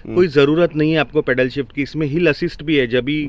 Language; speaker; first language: Hindi; non-native, local second language; Marathi